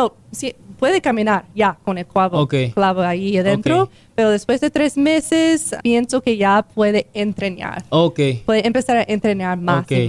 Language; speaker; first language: Spanish; non-native, learner; English